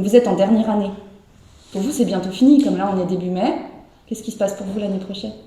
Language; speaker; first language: French; native; French